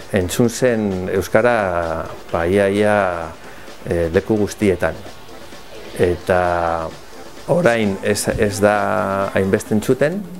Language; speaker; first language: Basque; non-native, local second language; Spanish